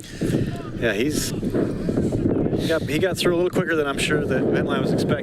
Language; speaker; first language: English; native; English